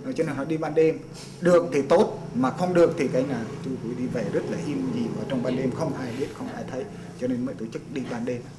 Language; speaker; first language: Vietnamese; non-native, local second language; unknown